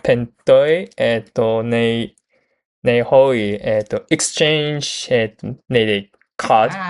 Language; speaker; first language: Chinese; non-native, learner; Japanese